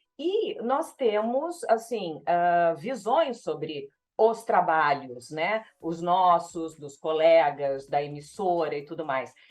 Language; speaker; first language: Portuguese; native; Portuguese